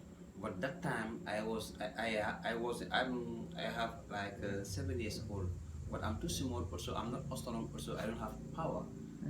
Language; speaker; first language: English; non-native, learner; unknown